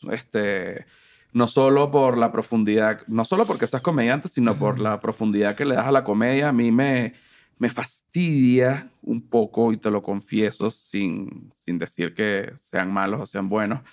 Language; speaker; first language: Spanish; native; Spanish